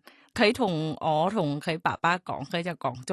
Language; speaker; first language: Cantonese; non-native, fluent; Thai